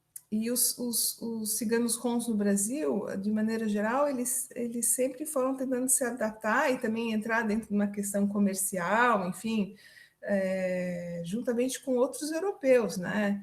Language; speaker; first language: Portuguese; native; Portuguese